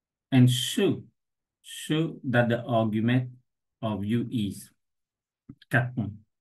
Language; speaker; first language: English; non-native, local second language; Morisyen